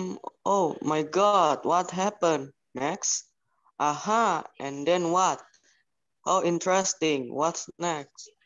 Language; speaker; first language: English; non-native, learner; Indonesian